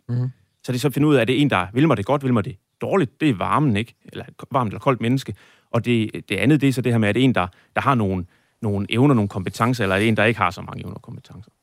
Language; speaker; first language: Danish; native; Danish